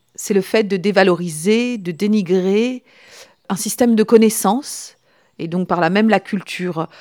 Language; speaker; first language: French; native; French